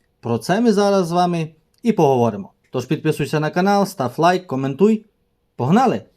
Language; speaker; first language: Ukrainian; native; Ukrainian